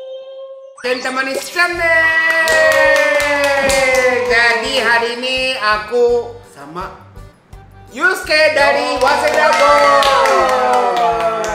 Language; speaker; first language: Indonesian; non-native, fluent; Japanese